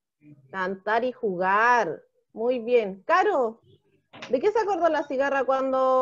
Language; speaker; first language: Spanish; native; Spanish